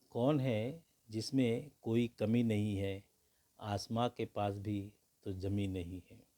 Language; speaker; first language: Hindi; native; Hindi